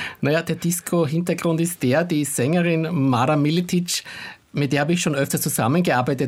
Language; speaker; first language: German; native; German